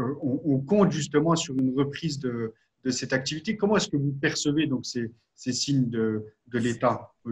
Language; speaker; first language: French; native; French